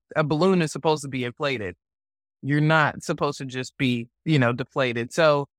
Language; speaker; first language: English; native; English